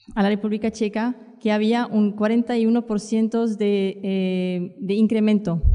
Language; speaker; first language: Spanish; non-native, fluent; Czech